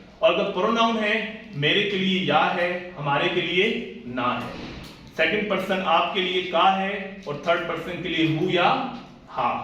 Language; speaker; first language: Urdu; native; Urdu